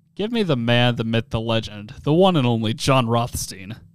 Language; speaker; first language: English; native; English